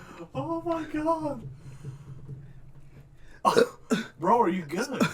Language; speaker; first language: English; native; English